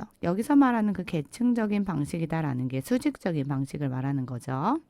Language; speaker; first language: Korean; native; Korean